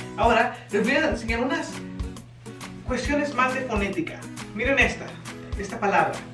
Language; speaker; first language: Spanish; native; Spanish